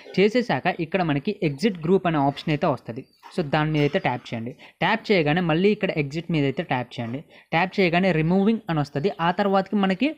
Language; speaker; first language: Telugu; native; Telugu